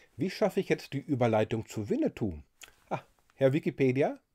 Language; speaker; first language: German; native; German